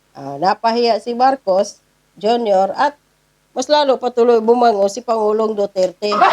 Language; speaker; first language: Filipino; non-native, local second language; Cebuano